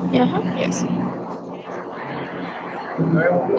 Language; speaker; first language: English; non-native, learner; Spanish